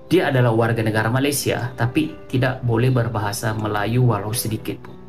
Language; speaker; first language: Malay; native; Malay